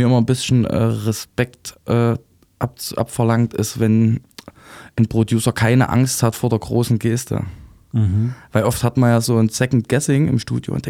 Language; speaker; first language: German; native; German